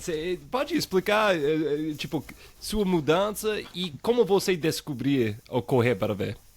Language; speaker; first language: Portuguese; non-native, fluent; English